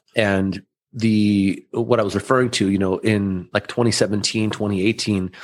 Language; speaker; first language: English; early bilingual, other home language; German